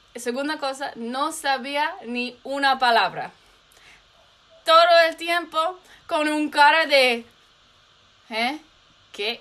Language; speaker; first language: Spanish; non-native, learner; English